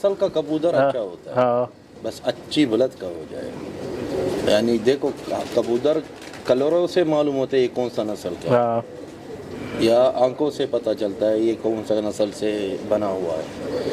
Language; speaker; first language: Hindi; non-native, learner; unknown